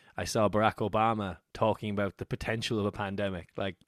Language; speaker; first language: English; native; English